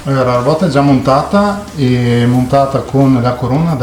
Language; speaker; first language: Italian; native; Italian